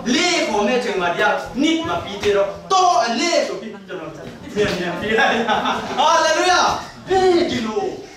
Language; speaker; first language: Burmese; non-native, local second language; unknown